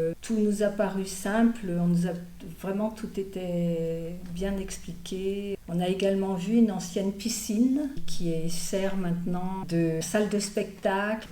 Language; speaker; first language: French; native; French